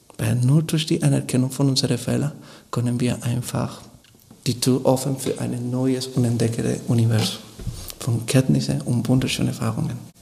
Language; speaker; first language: German; non-native, fluent; Spanish